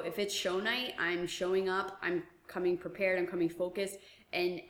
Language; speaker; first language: English; native; English